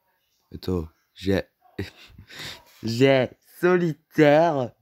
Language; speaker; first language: French; native; French